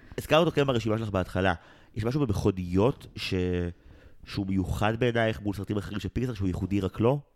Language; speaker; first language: Hebrew; native; Hebrew